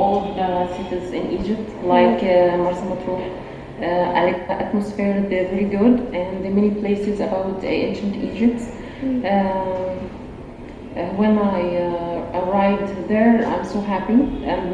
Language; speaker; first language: English; non-native, learner; Arabic